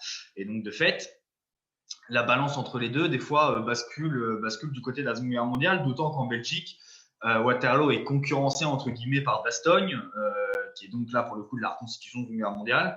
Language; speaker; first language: French; native; French